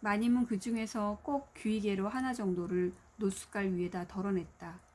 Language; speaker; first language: Korean; native; Korean